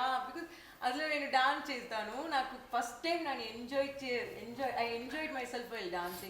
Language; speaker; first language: Telugu; non-native, learner; Tamil